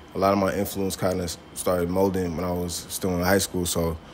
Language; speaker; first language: English; native; English